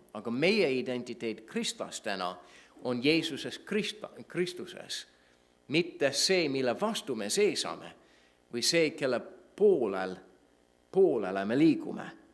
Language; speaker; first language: Estonian; non-native, fluent; English